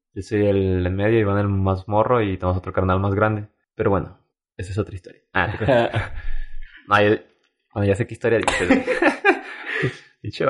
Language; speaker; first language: Spanish; native; Spanish